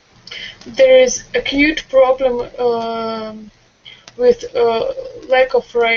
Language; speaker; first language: English; non-native, learner; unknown